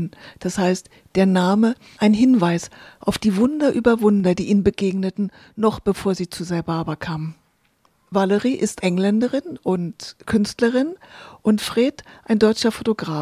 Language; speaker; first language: German; native; German